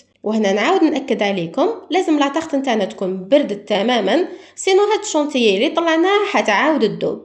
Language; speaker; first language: Arabic; native; Arabic